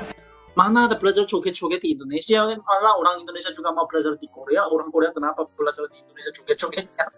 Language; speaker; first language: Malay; non-native, fluent; Korean